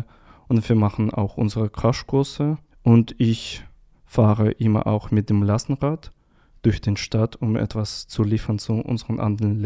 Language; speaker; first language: German; non-native, learner; Russian